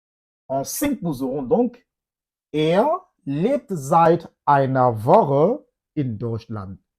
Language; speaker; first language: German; non-native, fluent; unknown